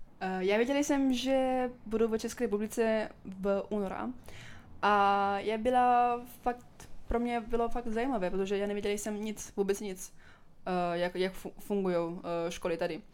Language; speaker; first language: Czech; non-native, learner; Italian